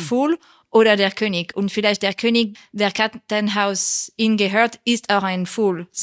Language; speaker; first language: German; non-native, fluent; French